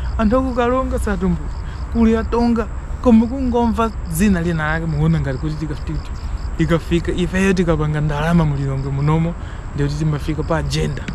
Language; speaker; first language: Nyanja; non-native, local second language; Tumbuka